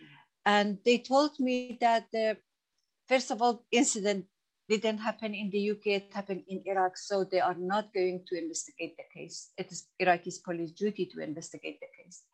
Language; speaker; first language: English; non-native, fluent; Persian